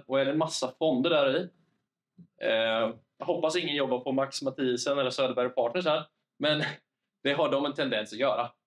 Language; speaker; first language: Swedish; native; Swedish